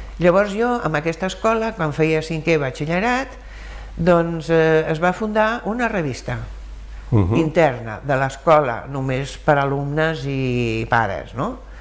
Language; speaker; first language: Catalan; early bilingual, other home language; German